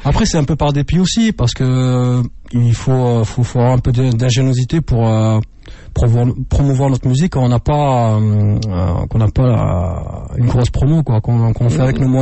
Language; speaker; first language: French; native; French